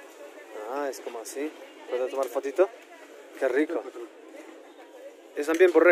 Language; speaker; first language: Spanish; non-native, fluent; Polish